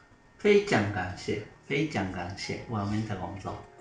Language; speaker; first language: Chinese; non-native, learner; Japanese